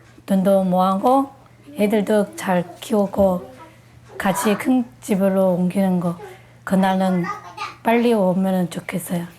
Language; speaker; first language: Korean; non-native, learner; Chinese